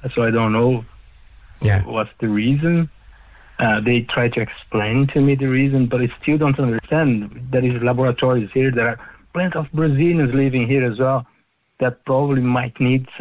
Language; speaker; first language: English; non-native, fluent; Portuguese